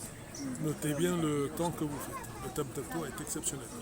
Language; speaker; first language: French; native; French